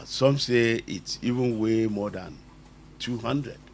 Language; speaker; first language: English; non-native, local second language; Yoruba